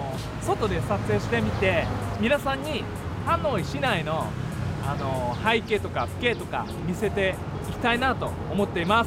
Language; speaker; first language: Japanese; non-native, fluent; Vietnamese